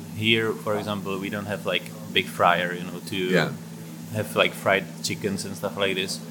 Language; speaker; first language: English; non-native, fluent; Czech